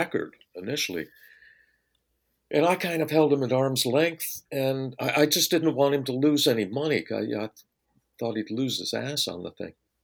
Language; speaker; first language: English; native; English